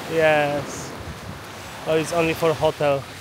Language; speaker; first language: English; non-native, learner; Polish